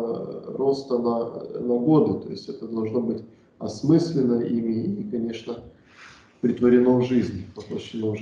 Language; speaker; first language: Russian; native; Russian